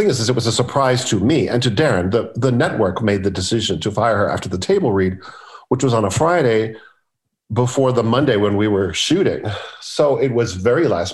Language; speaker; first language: English; native; English